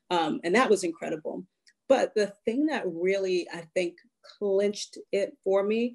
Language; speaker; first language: English; native; English